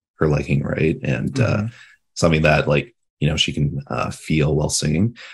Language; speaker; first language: English; native; English